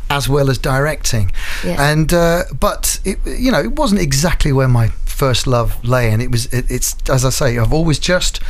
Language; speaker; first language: English; native; English